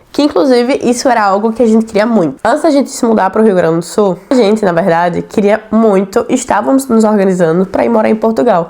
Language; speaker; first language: Portuguese; native; Portuguese